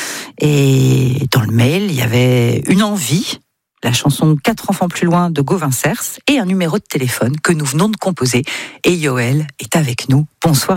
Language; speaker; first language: French; native; French